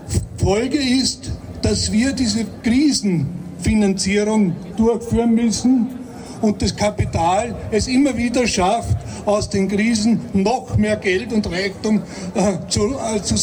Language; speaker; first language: German; native; German